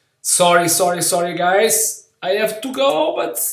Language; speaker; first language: English; non-native, learner; Portuguese